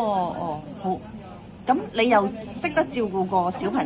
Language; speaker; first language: Cantonese; native; Cantonese